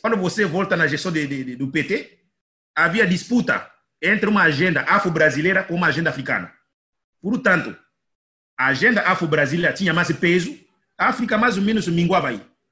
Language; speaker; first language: Portuguese; non-native, fluent; Lingala